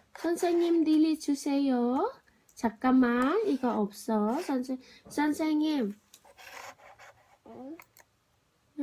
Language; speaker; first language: Korean; non-native, learner; Thai